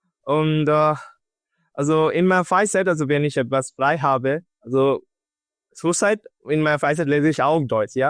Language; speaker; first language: German; non-native, learner; Bangla